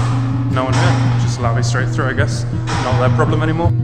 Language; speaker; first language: English; native; English